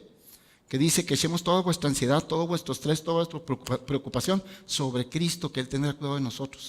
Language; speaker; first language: Spanish; native; Spanish